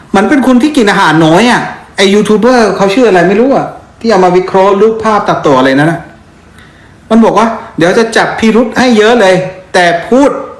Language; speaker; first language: Thai; non-native, fluent; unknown